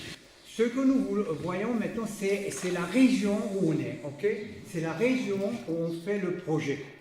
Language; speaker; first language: French; non-native, fluent; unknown